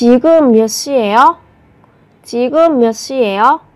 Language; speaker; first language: Korean; non-native, fluent; Vietnamese